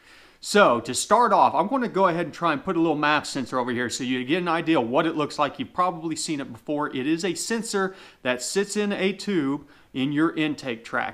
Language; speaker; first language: English; native; English